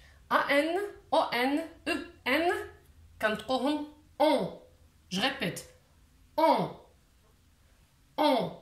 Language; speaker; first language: French; non-native, local second language; Arabic